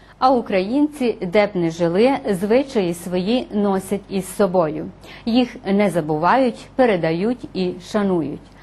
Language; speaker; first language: Ukrainian; early bilingual, heritage; Ukrainian